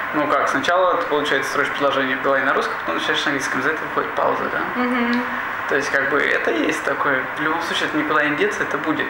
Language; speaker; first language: Russian; native; Russian